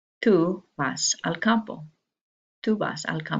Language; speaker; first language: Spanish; non-native, learner; English